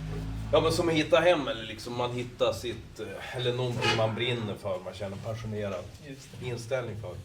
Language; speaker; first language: Swedish; native; Swedish